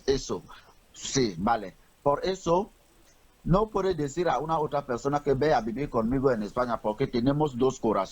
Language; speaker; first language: Spanish; non-native, learner; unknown